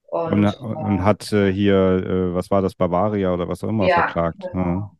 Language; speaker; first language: German; native; German